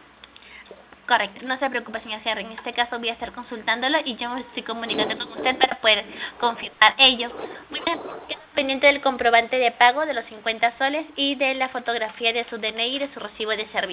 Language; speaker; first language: Spanish; native; Spanish